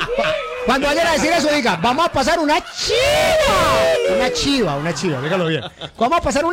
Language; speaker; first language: Spanish; native; Spanish